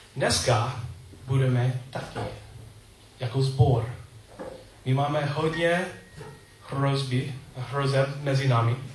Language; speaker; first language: Czech; non-native, learner; English